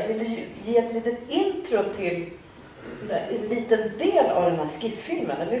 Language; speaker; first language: Swedish; native; Swedish